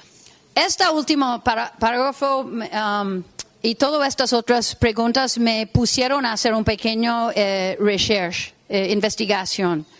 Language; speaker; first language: Spanish; non-native, fluent; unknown